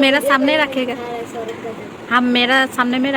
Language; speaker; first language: Hindi; non-native, local second language; Bangla